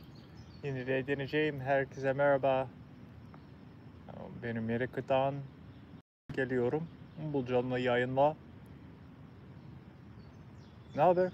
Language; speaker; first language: Turkish; non-native, learner; English